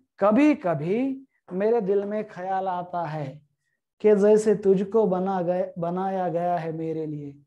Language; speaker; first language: Hindi; non-native, local second language; Marathi